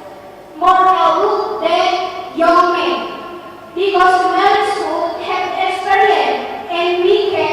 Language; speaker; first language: English; non-native, learner; Indonesian